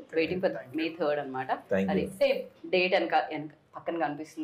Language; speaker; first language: Telugu; native; Telugu